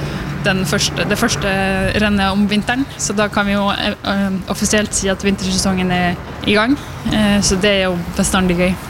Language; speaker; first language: Norwegian; native; Norwegian